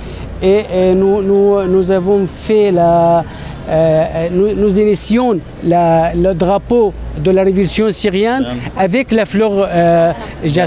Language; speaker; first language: French; non-native, learner; Arabic